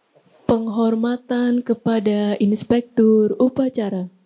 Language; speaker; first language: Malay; non-native, local second language; Balinese